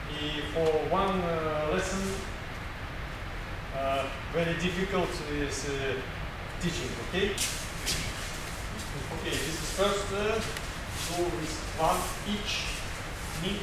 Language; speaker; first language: English; non-native, learner; Russian